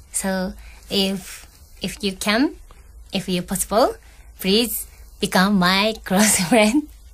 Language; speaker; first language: English; non-native, learner; Japanese